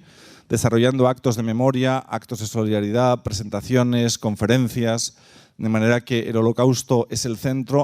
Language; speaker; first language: Spanish; native; Spanish